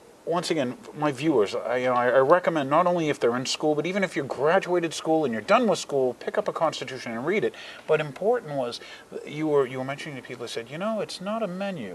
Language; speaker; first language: English; native; English